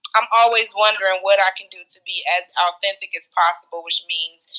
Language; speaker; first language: English; native; English